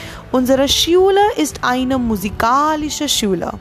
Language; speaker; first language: German; non-native, fluent; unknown